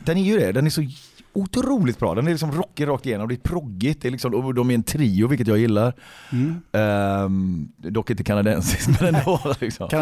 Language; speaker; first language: Swedish; native; Swedish